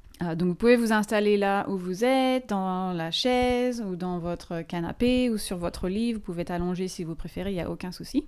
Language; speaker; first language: French; native; French